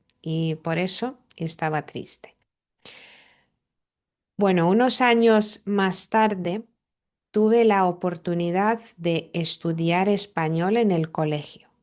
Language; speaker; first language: Spanish; non-native, fluent; Lithuanian